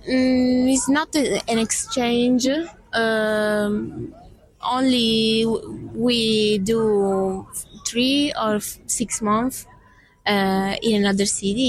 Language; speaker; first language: English; non-native, learner; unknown